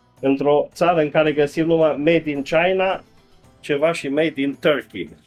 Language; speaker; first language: Romanian; native; Romanian